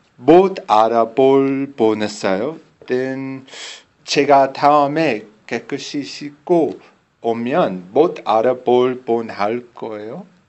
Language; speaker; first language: Korean; non-native, learner; English